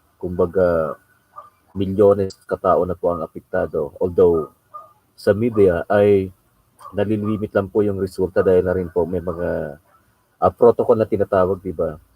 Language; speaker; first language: Filipino; non-native, local second language; Bikol